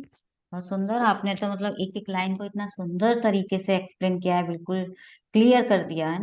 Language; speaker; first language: Hindi; native; Hindi